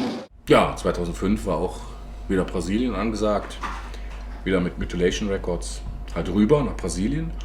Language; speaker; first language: German; native; German